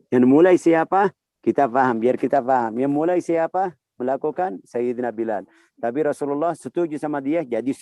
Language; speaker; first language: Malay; non-native, learner; Arabic